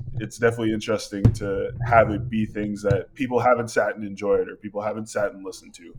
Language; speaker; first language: English; native; English